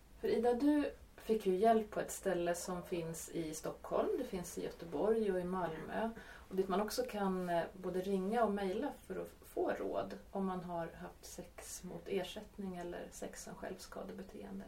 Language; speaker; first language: Swedish; native; Swedish